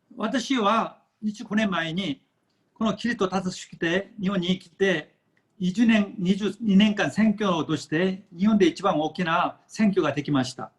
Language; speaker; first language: Japanese; non-native, fluent; Korean